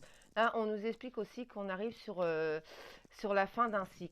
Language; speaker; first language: French; native; French